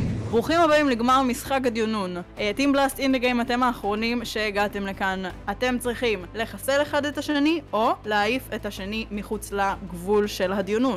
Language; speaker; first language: Hebrew; native; Hebrew